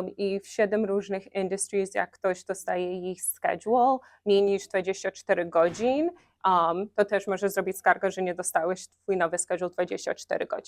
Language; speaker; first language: Polish; early bilingual, heritage; Polish